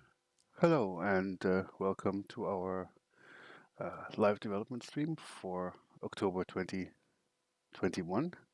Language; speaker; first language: English; non-native, fluent; German